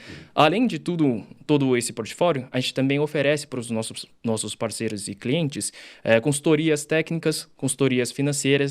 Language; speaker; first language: Portuguese; early bilingual, other home language; Chinese